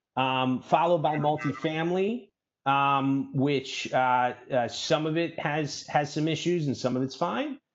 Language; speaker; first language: English; native; English